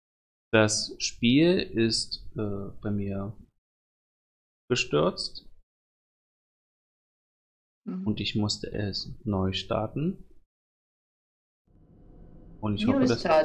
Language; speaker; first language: German; native; German